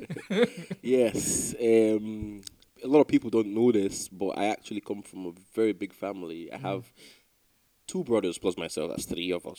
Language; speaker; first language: English; non-native, local second language; Igbo